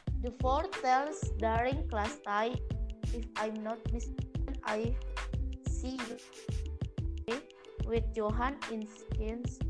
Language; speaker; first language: English; non-native, learner; Indonesian